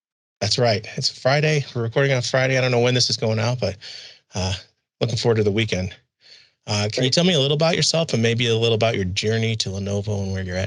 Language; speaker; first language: English; native; English